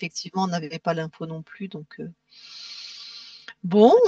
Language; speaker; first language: French; native; French